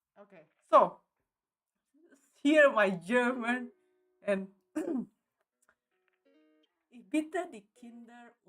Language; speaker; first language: German; non-native, learner; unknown